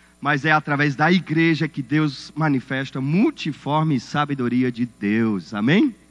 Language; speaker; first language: Portuguese; non-native, fluent; German